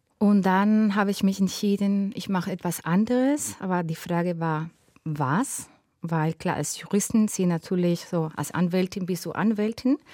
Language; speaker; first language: German; non-native, fluent; Spanish